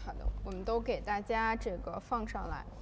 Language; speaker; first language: Chinese; native; Chinese